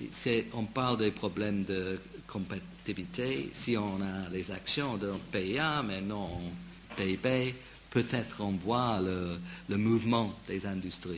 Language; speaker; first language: French; non-native, fluent; English